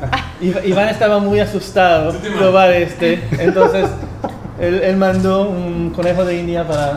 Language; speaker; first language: Spanish; non-native, fluent; Hebrew